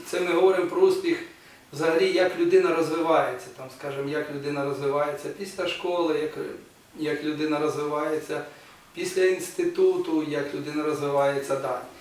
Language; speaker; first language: Ukrainian; non-native, local second language; Russian